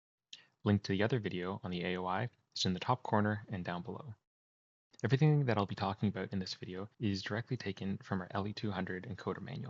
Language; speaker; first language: English; native; English